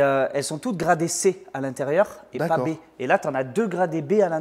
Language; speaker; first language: French; native; French